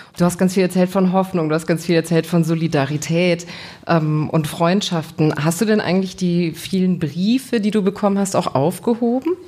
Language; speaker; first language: German; native; German